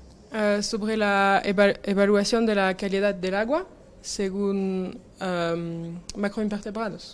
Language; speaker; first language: Spanish; non-native, learner; French